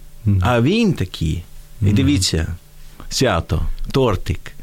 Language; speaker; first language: Ukrainian; non-native, fluent; Dutch